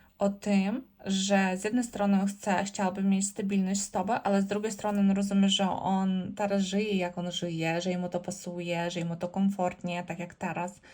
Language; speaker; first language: Polish; non-native, learner; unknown